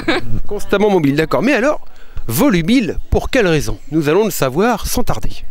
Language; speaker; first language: French; native; French